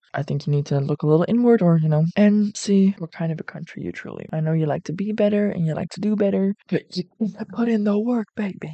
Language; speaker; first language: English; non-native, fluent; Dutch